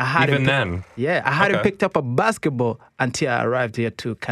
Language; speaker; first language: English; non-native, local second language; Kinyarwanda